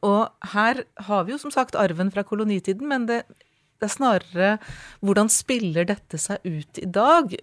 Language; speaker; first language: Norwegian; native; Norwegian